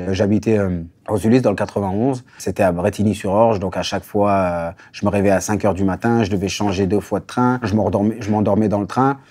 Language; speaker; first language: French; native; French